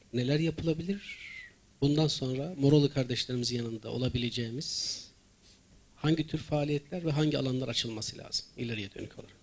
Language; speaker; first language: Turkish; native; Turkish